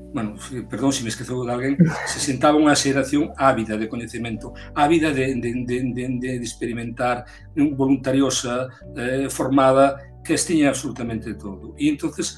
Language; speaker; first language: Galician; non-native, local second language; Spanish